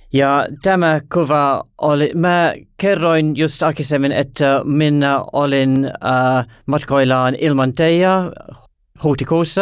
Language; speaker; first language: Finnish; non-native, learner; English